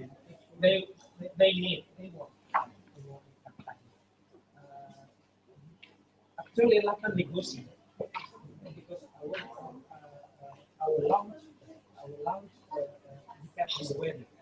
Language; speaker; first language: English; non-native, learner; Indonesian